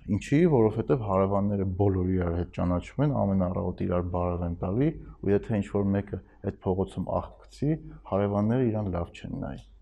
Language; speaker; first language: Armenian; native; Armenian